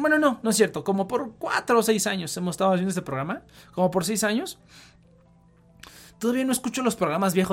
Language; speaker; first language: Spanish; native; Spanish